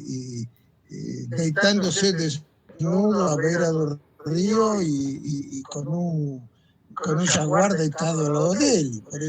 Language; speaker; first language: Portuguese; non-native, fluent; Spanish